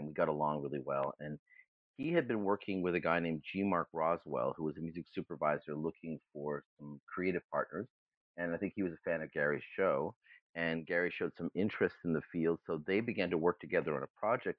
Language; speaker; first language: English; early bilingual, other home language; German